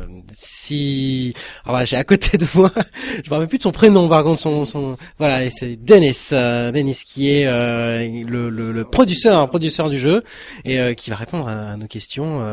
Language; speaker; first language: French; native; French